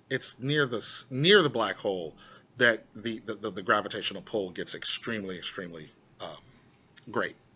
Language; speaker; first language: English; native; English